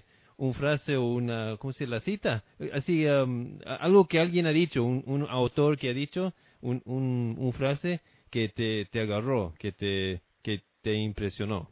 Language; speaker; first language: Spanish; non-native, fluent; English